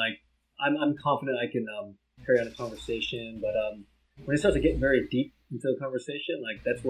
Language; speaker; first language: English; early bilingual, other home language; Vietnamese